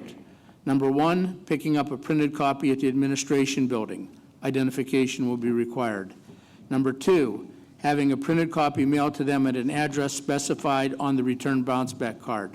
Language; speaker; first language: English; native; English